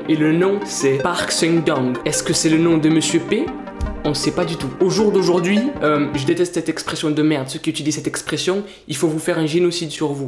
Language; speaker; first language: French; native; French